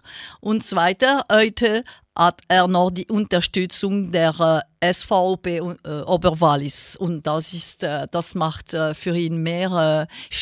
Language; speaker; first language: German; non-native, local second language; French